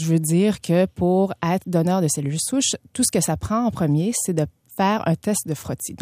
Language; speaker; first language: French; early bilingual, other home language; Vietnamese